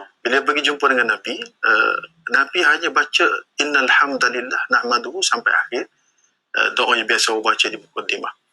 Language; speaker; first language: Malay; native; Malay